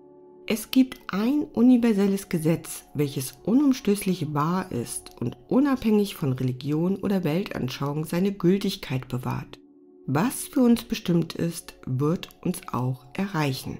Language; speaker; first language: German; native; German